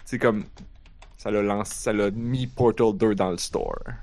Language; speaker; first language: French; native; French